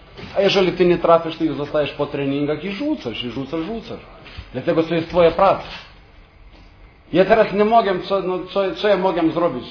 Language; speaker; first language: Polish; non-native, fluent; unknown